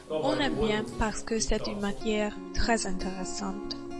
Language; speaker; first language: French; non-native, learner; Hungarian